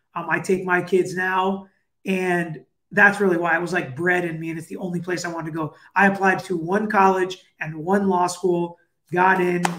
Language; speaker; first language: English; native; English